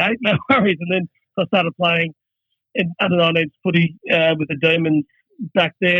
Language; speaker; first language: English; native; English